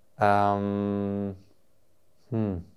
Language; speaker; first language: German; non-native, learner; Norwegian